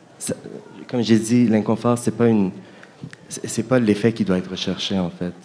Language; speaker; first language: French; native; French